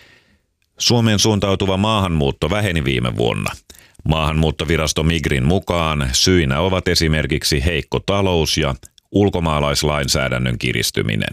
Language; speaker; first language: Finnish; native; Finnish